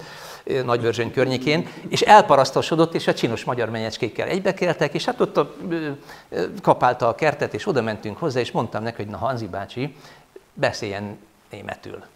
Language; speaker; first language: Hungarian; native; Hungarian